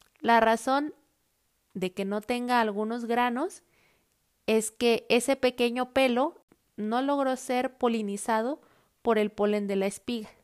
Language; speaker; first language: Spanish; native; Spanish